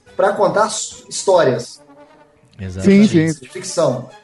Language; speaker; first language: Portuguese; native; Portuguese